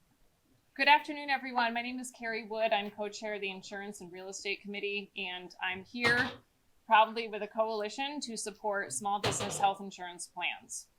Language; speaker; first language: English; native; English